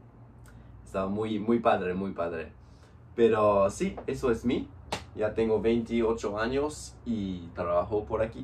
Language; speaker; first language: Spanish; non-native, fluent; English